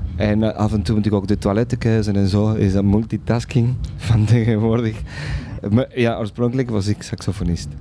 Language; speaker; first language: Dutch; non-native, fluent; Spanish